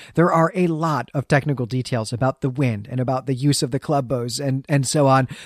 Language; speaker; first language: English; native; English